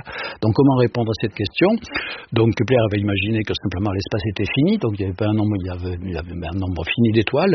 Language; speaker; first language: French; native; French